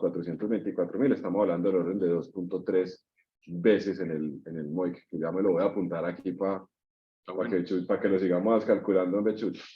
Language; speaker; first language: Spanish; native; Spanish